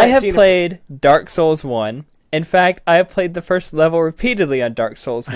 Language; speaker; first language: English; native; English